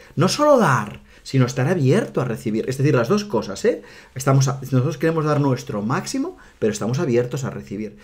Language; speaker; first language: Spanish; non-native, local second language; Catalan